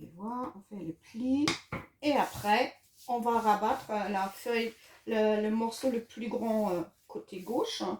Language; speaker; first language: French; non-native, fluent; German